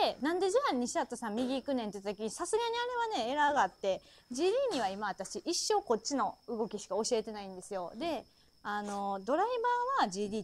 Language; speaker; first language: Japanese; native; Japanese